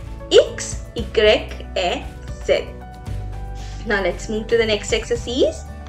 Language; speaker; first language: English; non-native, local second language; Hindi